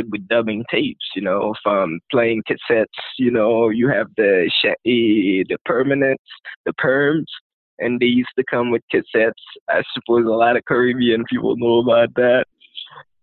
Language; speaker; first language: English; non-native, fluent; Haitian Creole